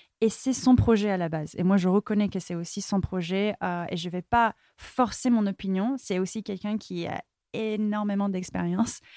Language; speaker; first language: French; non-native, fluent; English